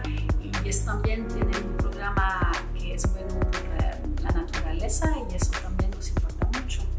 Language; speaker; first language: Spanish; non-native, fluent; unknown